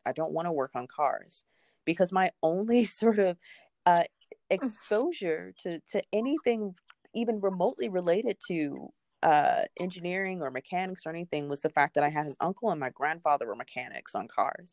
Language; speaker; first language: English; native; English